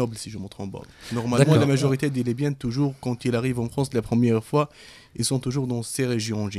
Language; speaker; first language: French; non-native, fluent; Arabic